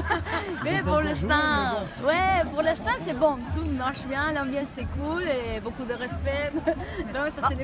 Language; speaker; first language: French; non-native, learner; Galician